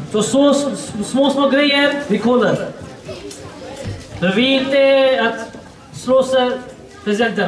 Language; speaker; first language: Swedish; non-native, learner; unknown